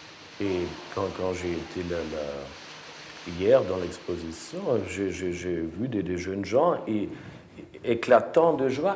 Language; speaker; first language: French; non-native, fluent; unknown